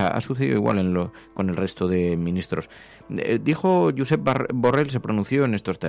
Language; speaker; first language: Spanish; native; Spanish